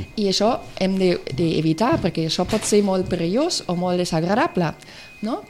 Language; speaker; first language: Catalan; non-native, local second language; Spanish